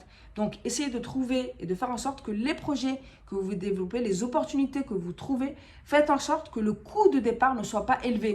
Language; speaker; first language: French; native; French